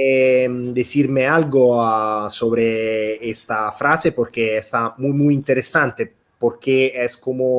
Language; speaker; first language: Spanish; non-native, fluent; Italian